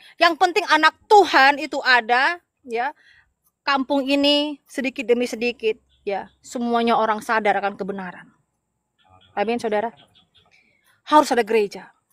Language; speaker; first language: Indonesian; non-native, local second language; Madurese